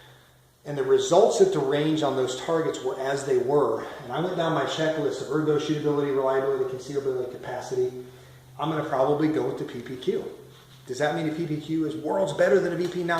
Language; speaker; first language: English; native; English